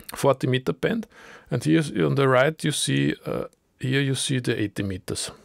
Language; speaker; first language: English; non-native, learner; German